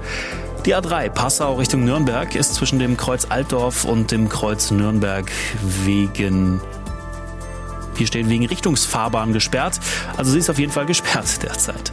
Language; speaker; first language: German; native; German